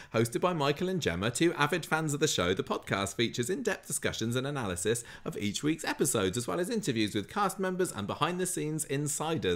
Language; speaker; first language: English; native; English